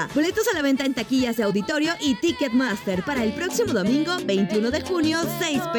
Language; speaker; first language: Spanish; native; Spanish